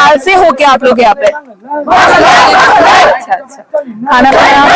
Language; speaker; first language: Hindi; non-native, local second language; Bangla